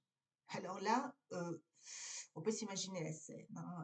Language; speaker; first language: French; native; French